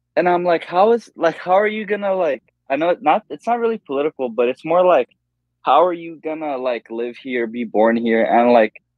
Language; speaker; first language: English; native; English